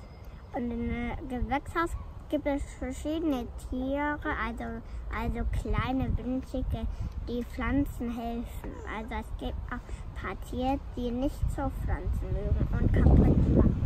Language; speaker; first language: German; early bilingual, other home language; Indonesian